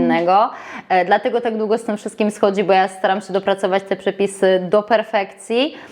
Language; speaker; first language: Polish; native; Polish